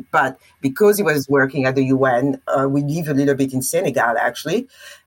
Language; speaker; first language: English; non-native, fluent; French